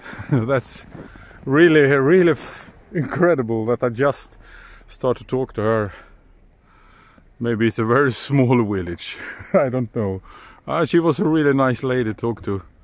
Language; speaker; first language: English; non-native, fluent; Swedish